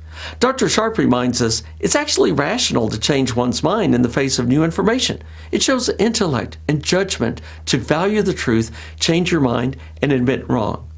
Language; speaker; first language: English; native; English